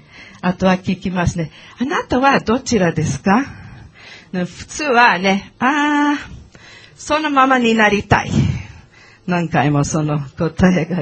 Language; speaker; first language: Japanese; non-native, learner; English